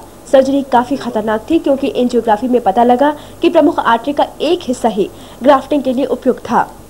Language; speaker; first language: Hindi; native; Hindi